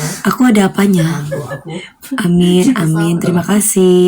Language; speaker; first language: Indonesian; native; Indonesian